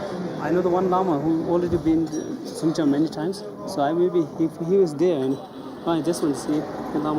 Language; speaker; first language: English; non-native, learner; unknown